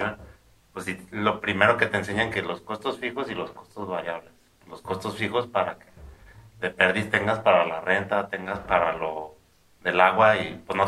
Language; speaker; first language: Spanish; native; Spanish